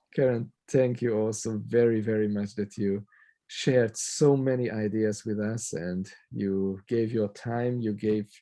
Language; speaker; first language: English; non-native, fluent; Hungarian